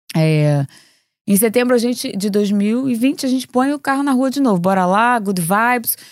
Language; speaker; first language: Portuguese; native; Portuguese